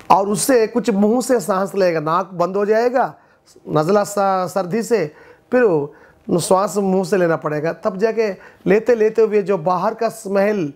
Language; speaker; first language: Hindi; non-native, local second language; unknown